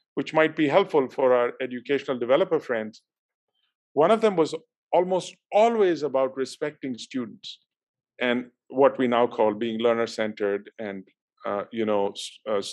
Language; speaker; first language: English; non-native, local second language; Urdu